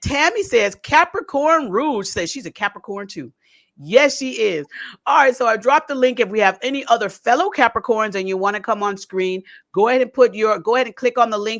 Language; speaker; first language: English; native; English